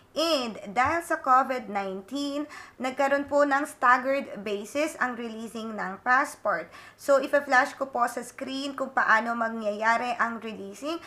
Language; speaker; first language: Filipino; native; Filipino